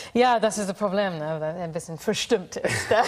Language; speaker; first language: German; non-native, fluent; English